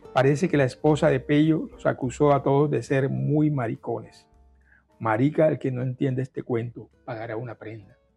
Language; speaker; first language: Spanish; native; Spanish